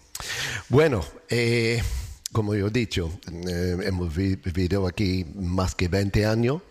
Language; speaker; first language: Spanish; non-native, learner; English